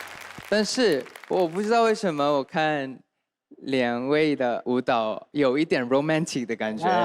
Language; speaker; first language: Chinese; non-native, learner; English